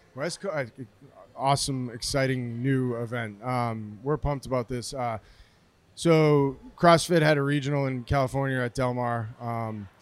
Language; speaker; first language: English; native; English